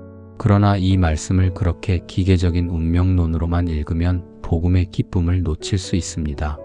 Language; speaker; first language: Korean; native; Korean